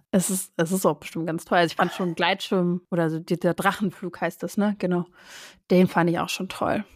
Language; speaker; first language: German; native; German